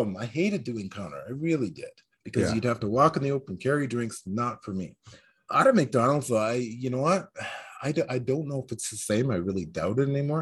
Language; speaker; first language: English; native; English